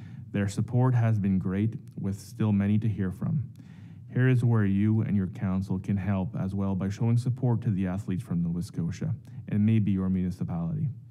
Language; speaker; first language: English; non-native, local second language; French